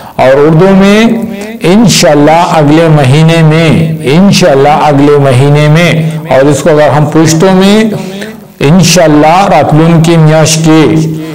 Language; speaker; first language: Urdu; non-native, local second language; Pashto